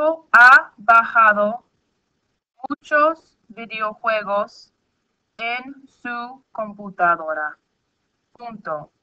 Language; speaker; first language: Spanish; non-native, fluent; English